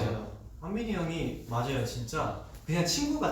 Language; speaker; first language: Korean; native; Korean